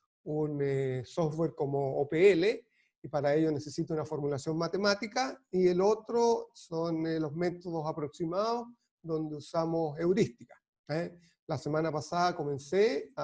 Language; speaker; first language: Spanish; native; Spanish